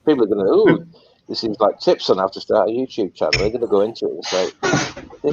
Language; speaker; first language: English; native; English